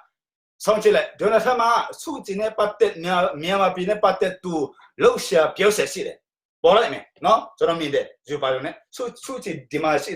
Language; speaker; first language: Burmese; non-native, local second language; Tedim Chin